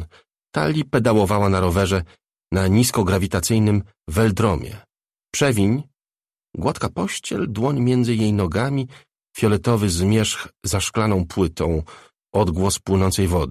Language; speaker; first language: Polish; native; Polish